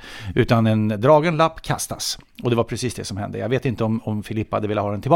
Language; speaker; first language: Swedish; native; Swedish